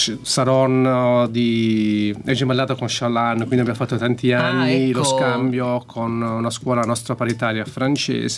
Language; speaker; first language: Italian; native; Italian